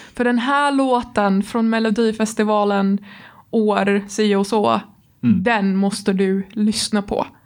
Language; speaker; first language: Swedish; non-native, fluent; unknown